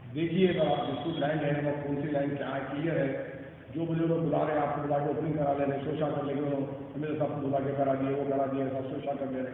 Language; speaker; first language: Urdu; native; Urdu